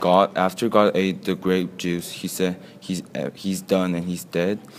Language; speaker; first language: English; early bilingual, other home language; Korean